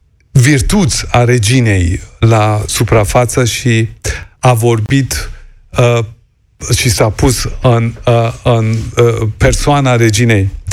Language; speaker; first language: Romanian; non-native, fluent; German